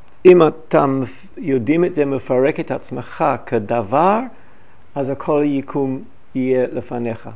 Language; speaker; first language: Hebrew; non-native, fluent; English